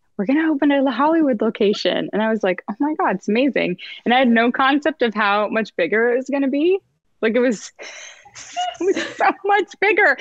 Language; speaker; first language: English; native; English